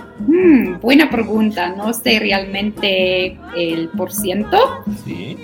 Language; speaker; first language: Spanish; non-native, learner; Afrikaans